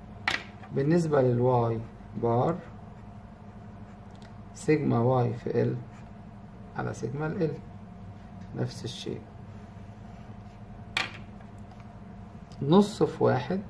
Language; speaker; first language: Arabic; native; Arabic